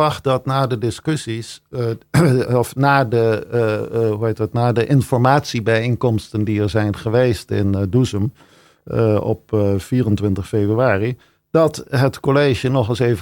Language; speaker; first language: Dutch; native; Dutch